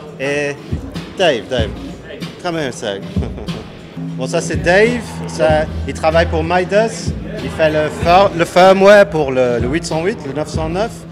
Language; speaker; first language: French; non-native, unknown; English